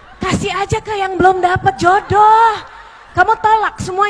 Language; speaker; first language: Indonesian; native; Indonesian